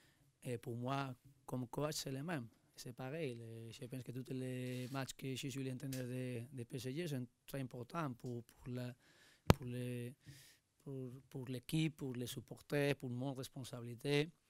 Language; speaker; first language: French; non-native, learner; Spanish